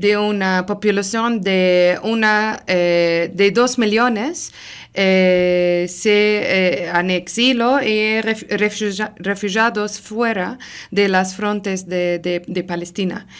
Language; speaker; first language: Spanish; non-native, learner; Arabic